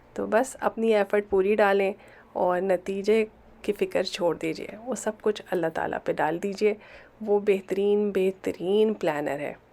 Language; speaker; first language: Urdu; native; Urdu